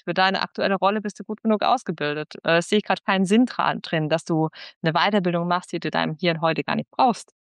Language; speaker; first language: German; native; German